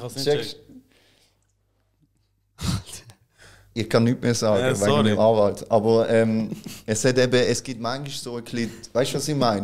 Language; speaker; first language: German; native; German